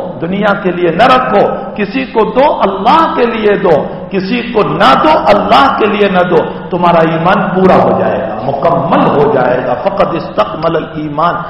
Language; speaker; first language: Urdu; non-native, local second language; Gujarati